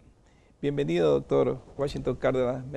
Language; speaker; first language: Spanish; native; Spanish